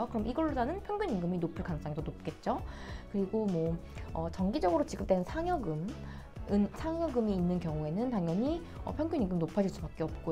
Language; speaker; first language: Korean; native; Korean